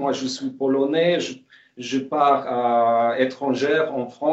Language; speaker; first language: French; non-native, fluent; Polish